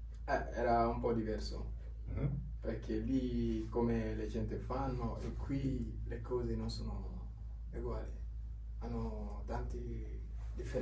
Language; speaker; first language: Italian; non-native, learner; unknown